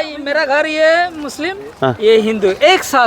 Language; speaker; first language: Hindi; non-native, learner; Bangla